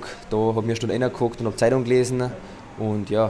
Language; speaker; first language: German; native; German